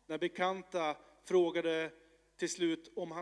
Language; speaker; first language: Swedish; early bilingual, other home language; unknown